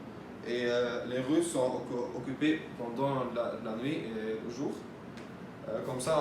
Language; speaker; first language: French; non-native, learner; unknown